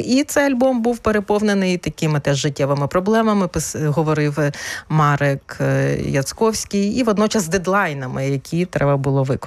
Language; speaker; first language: Ukrainian; native; Ukrainian